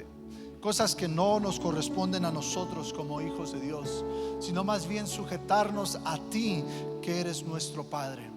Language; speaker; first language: Spanish; native; Spanish